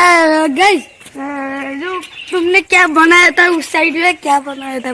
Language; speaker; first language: Hindi; non-native, local second language; Odia